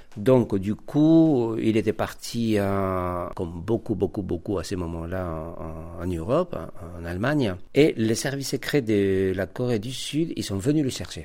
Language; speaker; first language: French; non-native, fluent; Spanish